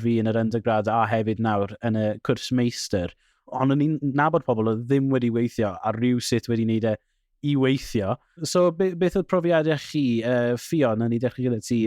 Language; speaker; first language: Welsh; native; Welsh